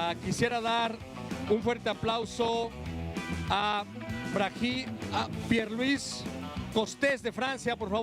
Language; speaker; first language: Spanish; native; Spanish